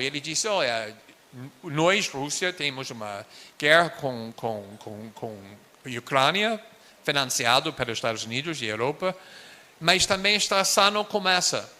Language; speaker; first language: Portuguese; non-native, fluent; English